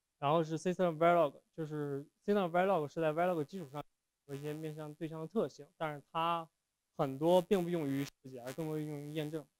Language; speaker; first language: Chinese; native; Chinese